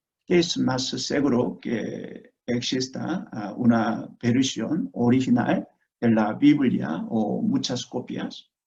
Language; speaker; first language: Spanish; non-native, fluent; Korean